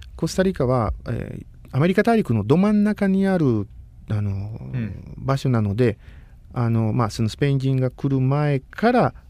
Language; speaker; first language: Japanese; non-native, fluent; Spanish